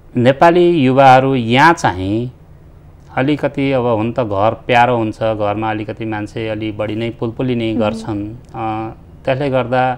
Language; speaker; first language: Nepali; native; Nepali